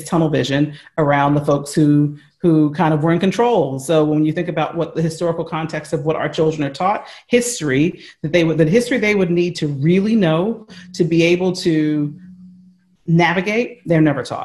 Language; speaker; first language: English; native; English